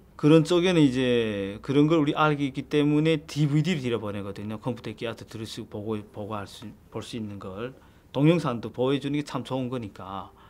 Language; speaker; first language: Korean; native; Korean